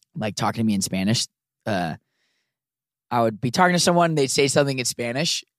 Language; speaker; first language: English; native; English